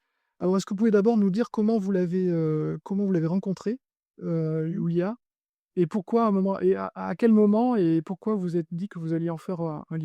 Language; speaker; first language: French; native; French